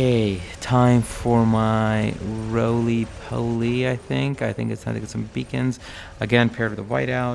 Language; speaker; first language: English; native; English